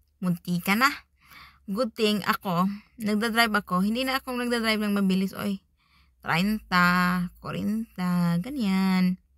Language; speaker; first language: Filipino; non-native, local second language; Cebuano